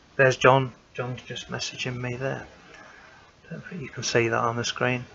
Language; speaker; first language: English; native; English